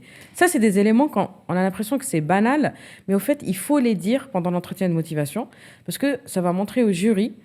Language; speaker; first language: French; native; French